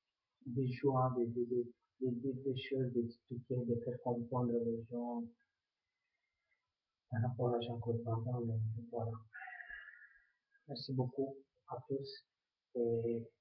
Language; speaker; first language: French; non-native, fluent; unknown